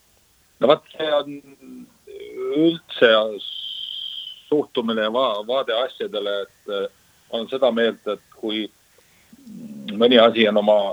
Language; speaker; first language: Estonian; native; Estonian